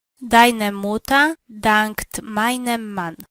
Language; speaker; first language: German; non-native, learner; Polish